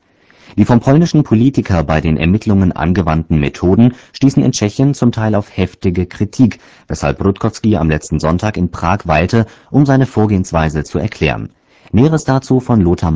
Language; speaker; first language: German; native; German